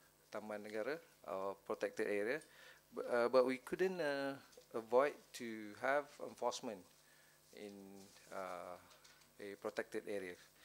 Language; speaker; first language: English; non-native, local second language; Malay